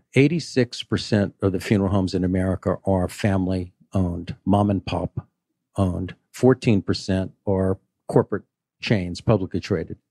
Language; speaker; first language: English; native; English